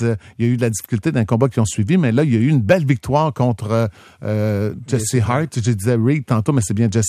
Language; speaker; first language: French; native; French